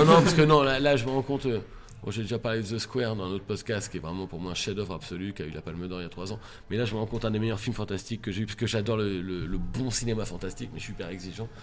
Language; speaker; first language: French; native; French